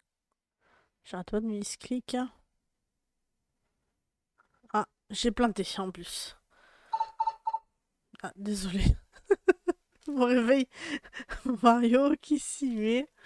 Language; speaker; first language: French; native; French